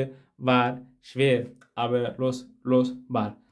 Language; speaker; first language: German; non-native, fluent; Tigrinya